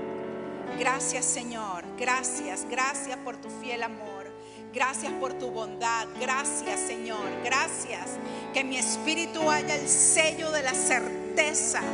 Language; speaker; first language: Spanish; native; Spanish